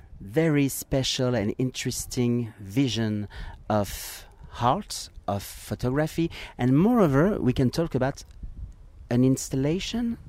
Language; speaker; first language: English; non-native, fluent; French